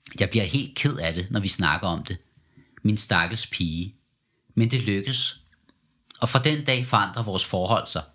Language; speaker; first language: Danish; early bilingual, other home language; Persian